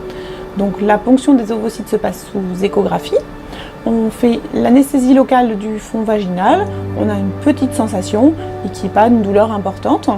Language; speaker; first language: French; native; French